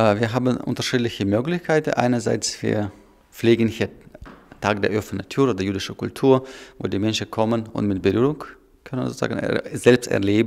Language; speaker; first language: German; non-native, learner; Russian